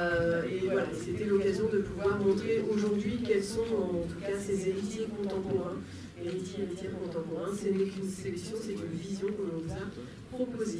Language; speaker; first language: French; native; French